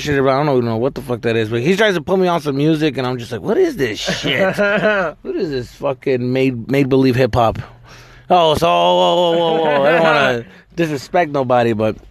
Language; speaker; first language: English; early bilingual, other home language; Spanish